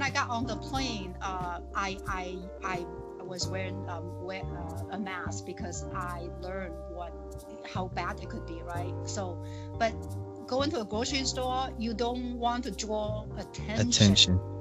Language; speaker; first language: English; non-native, fluent; Chinese